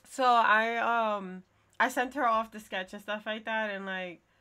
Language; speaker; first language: English; native; English